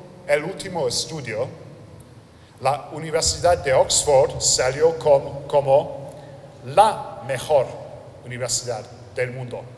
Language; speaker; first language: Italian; non-native, learner; Spanish